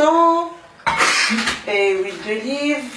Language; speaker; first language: French; non-native, local second language; Arabic